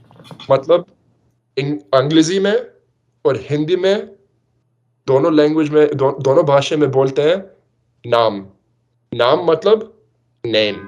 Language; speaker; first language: Hindi; non-native, learner; Russian